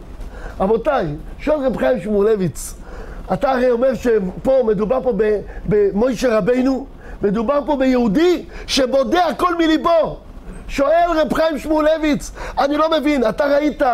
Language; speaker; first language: Hebrew; native; Hebrew